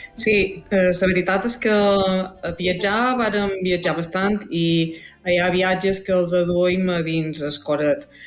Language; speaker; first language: Catalan; native; Catalan